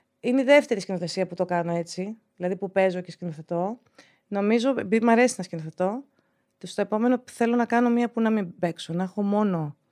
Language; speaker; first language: Greek; native; Greek